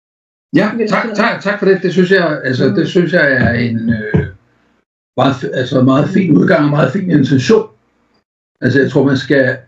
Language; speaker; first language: Danish; native; Danish